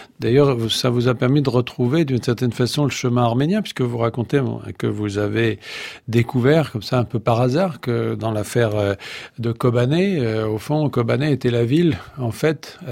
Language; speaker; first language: French; native; French